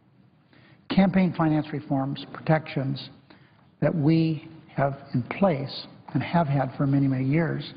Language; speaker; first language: English; native; English